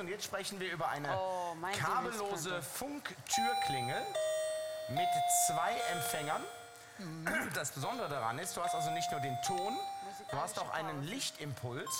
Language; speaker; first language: German; native; German